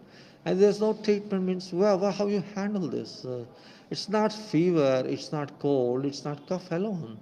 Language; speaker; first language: English; non-native, local second language; Hindi